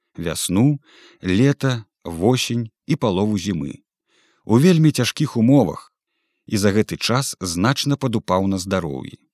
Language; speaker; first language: Belarusian; native; Belarusian